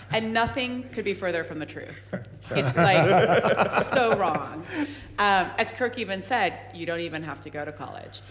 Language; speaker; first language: English; native; English